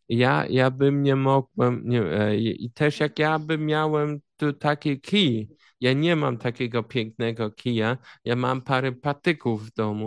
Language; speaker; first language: Polish; early bilingual, heritage; Polish